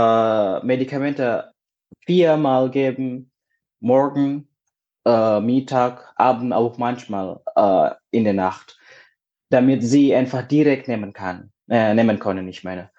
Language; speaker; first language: German; non-native, fluent; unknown